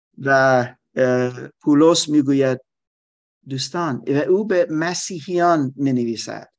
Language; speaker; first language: Persian; non-native, learner; German